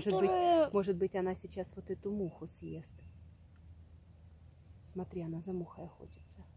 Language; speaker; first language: Russian; native; Russian